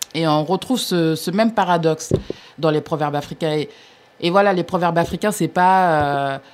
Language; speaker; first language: French; native; French